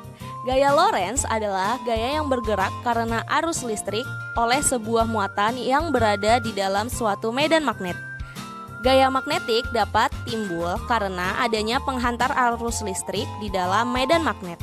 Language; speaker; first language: Indonesian; native; Indonesian